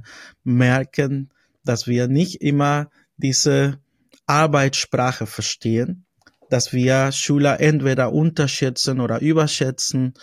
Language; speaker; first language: German; non-native, fluent; Spanish